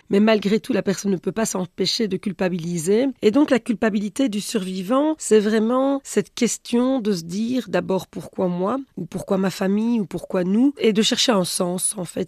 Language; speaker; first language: French; native; French